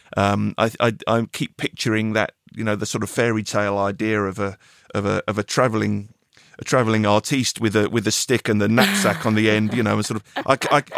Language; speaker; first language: English; native; English